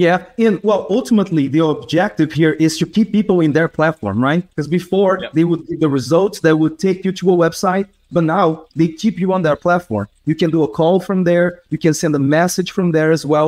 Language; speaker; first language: English; non-native, fluent; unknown